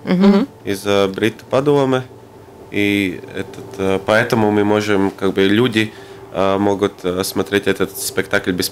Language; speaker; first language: Russian; non-native, local second language; Latvian